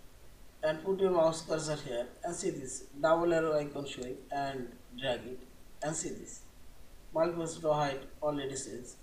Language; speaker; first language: English; non-native, learner; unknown